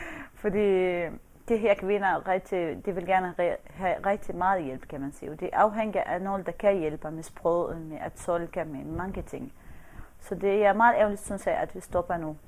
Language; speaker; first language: Danish; non-native, fluent; Arabic